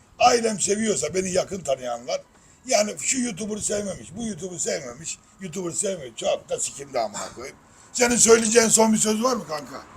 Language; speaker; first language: Turkish; native; Turkish